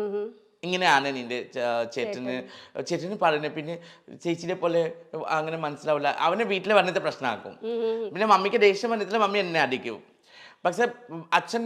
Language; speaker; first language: Malayalam; non-native, local second language; Assamese